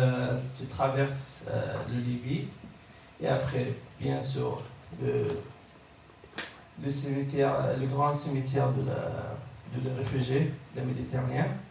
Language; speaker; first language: French; non-native, learner; Arabic